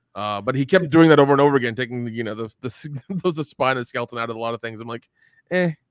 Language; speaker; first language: English; early bilingual, other home language; Hindi